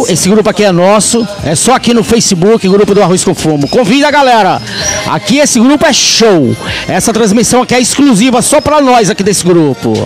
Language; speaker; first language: Portuguese; native; Portuguese